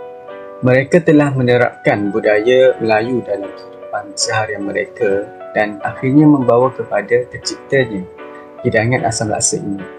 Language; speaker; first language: Malay; native; Malay